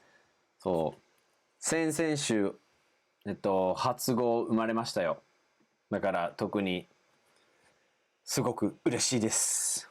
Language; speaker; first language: Japanese; non-native, fluent; English